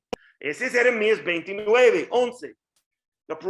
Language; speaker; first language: Spanish; non-native, learner; English